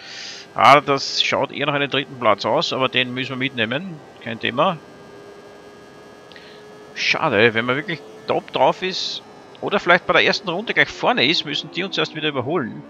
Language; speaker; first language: German; native; German